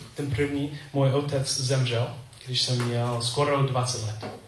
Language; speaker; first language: Czech; non-native, learner; English